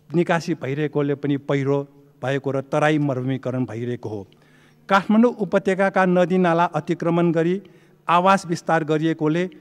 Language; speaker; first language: Nepali; non-native, local second language; Newari